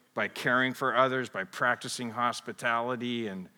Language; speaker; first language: English; native; English